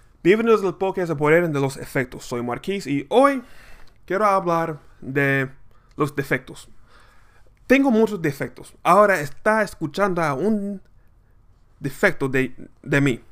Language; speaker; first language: Spanish; non-native, learner; English